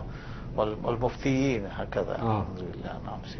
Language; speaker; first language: Arabic; non-native, fluent; Bangla